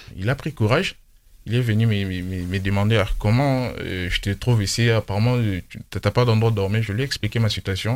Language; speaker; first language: French; non-native, local second language; Lingala